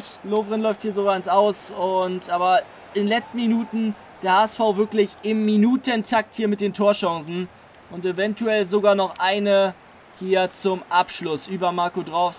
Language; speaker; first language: German; native; German